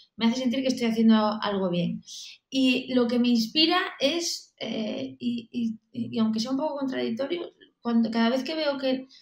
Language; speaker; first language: Spanish; native; Spanish